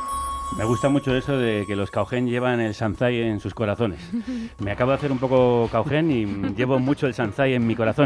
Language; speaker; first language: Spanish; native; Spanish